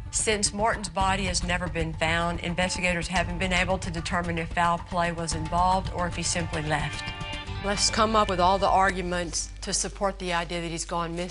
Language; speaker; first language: English; native; English